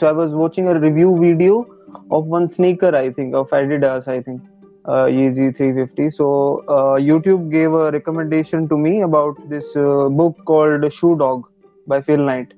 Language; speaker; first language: English; non-native, local second language; Hindi